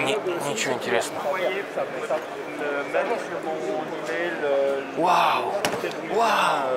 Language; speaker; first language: Russian; native; Russian